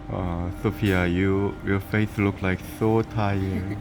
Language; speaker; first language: English; non-native, learner; Korean